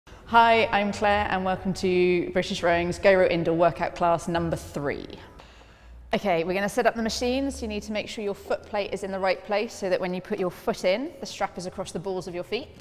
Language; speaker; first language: English; native; English